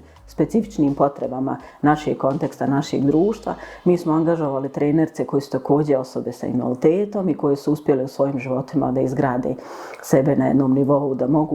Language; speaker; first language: Bosnian; native; Bosnian